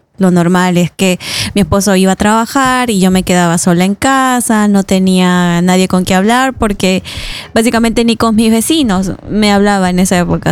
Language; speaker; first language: Spanish; native; Spanish